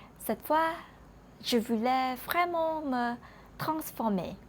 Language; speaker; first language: French; non-native, learner; Vietnamese